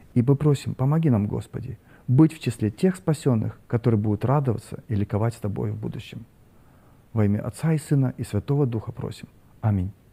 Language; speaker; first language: Russian; native; Russian